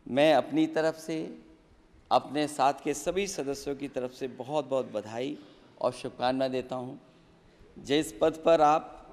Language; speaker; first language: Hindi; native; Hindi